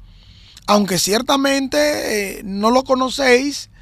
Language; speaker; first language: Spanish; native; Spanish